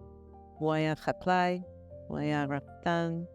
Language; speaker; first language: Hebrew; non-native, fluent; English